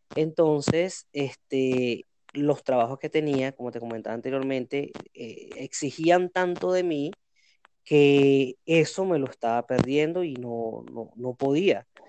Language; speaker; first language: Spanish; native; Spanish